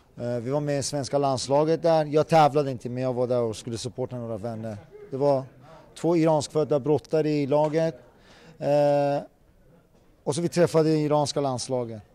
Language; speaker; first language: Swedish; early bilingual, other home language; Persian